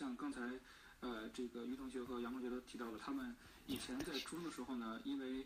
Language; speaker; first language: Chinese; native; Chinese